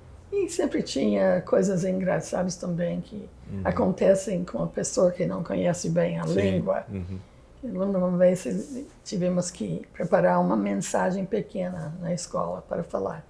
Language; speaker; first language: Portuguese; non-native, fluent; English